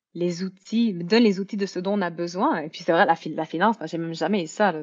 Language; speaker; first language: French; native; French